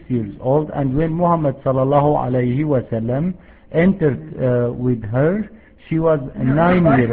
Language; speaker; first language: English; non-native, fluent; Arabic